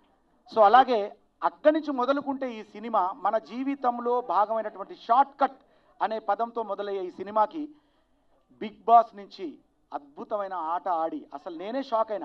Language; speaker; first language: Telugu; native; Telugu